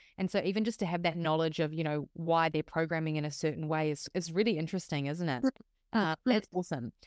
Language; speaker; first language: English; native; English